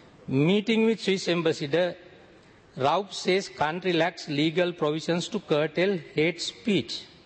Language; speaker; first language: English; non-native, local second language; Sinhala